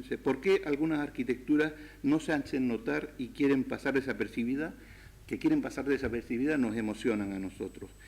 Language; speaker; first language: Spanish; native; Spanish